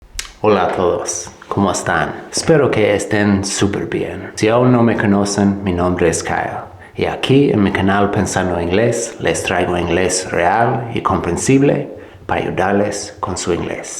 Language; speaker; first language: Spanish; non-native, fluent; English